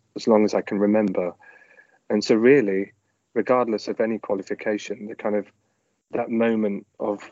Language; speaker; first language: English; native; English